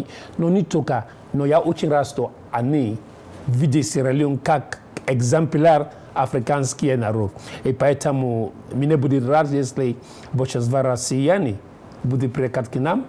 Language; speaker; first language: Russian; non-native, learner; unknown